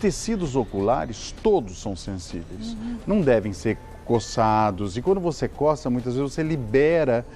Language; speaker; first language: Portuguese; native; Portuguese